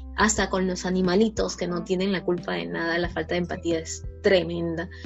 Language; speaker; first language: Spanish; native; Spanish